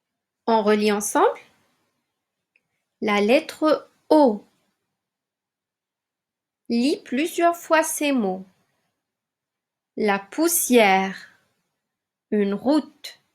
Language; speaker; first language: French; non-native, local second language; Arabic